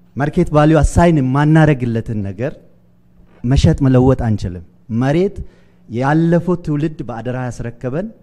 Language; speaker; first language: Amharic; non-native, local second language; Oromo